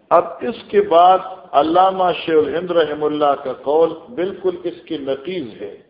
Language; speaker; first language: Urdu; non-native, local second language; Northern Hindko